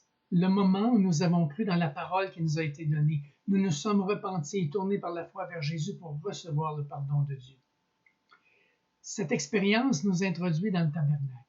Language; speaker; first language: French; native; French